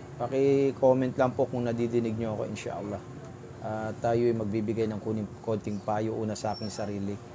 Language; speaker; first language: Filipino; native; Filipino